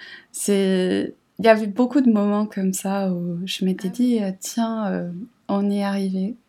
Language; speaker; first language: French; non-native, fluent; English